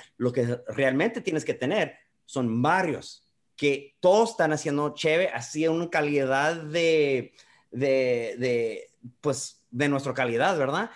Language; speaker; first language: Spanish; early bilingual, heritage; Spanish